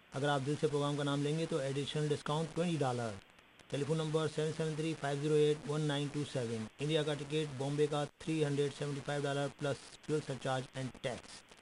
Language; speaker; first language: Urdu; native; Urdu